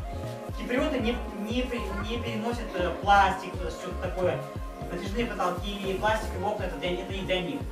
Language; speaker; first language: Russian; native; Russian